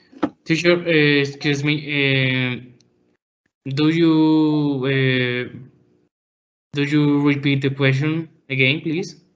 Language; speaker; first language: English; non-native, learner; Spanish